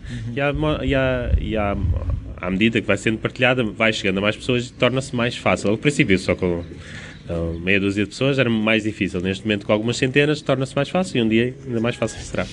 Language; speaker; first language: Portuguese; native; Portuguese